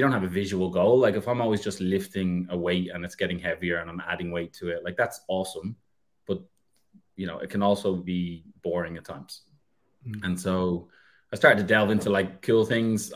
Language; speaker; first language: English; native; English